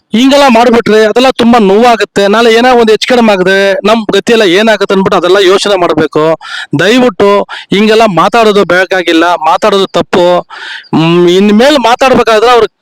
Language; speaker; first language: Kannada; native; Kannada